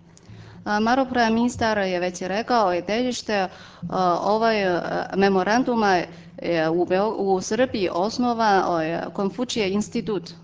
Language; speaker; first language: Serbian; non-native, fluent; Chinese